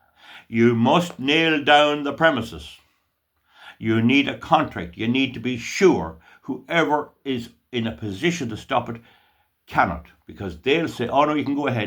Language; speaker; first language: English; native; English